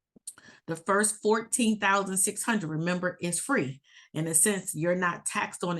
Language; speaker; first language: English; native; English